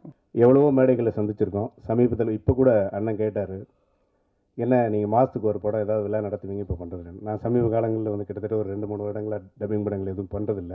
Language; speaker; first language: Tamil; native; Tamil